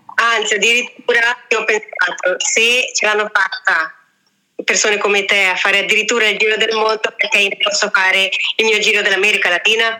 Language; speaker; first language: Italian; native; Italian